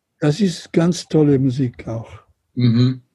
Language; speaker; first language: German; non-native, learner; Catalan